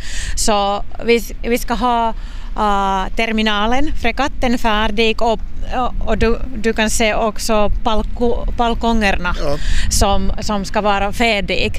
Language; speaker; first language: Swedish; non-native, local second language; Finnish